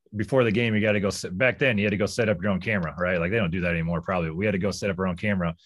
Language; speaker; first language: English; native; English